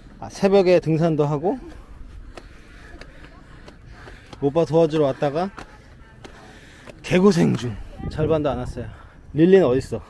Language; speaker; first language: Korean; native; Korean